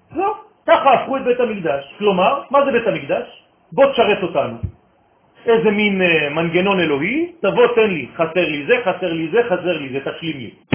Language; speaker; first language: Hebrew; non-native, fluent; French